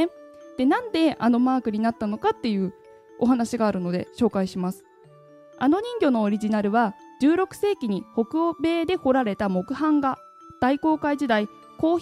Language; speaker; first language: Japanese; native; Japanese